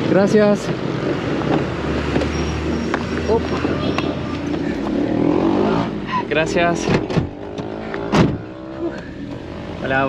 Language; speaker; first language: Spanish; non-native, learner; Turkish